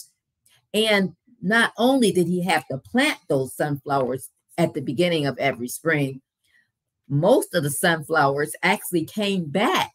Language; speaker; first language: English; native; English